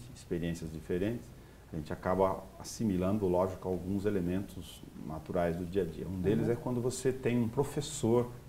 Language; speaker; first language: Portuguese; native; Portuguese